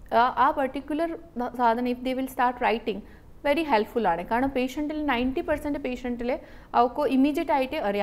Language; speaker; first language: Malayalam; non-native, fluent; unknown